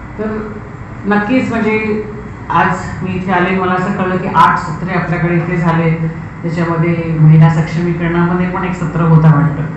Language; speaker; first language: Marathi; non-native, local second language; Hindi